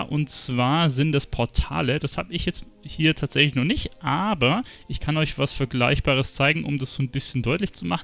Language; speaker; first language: German; native; German